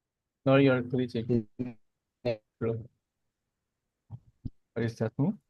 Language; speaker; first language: English; non-native, learner; Indonesian